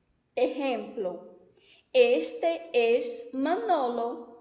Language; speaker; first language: Spanish; non-native, fluent; Portuguese